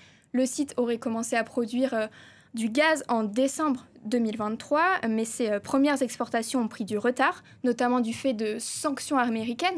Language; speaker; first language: French; native; French